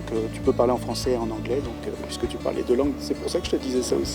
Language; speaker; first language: French; native; French